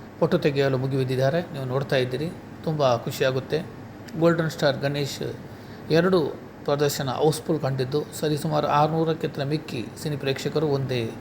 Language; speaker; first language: Kannada; non-native, local second language; Tulu